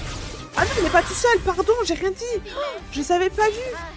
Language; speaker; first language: French; native; French